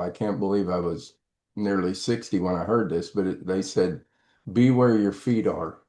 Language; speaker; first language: English; native; English